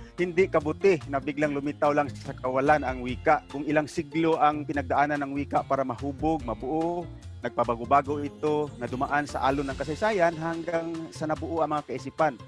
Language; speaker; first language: Filipino; non-native, local second language; Cebuano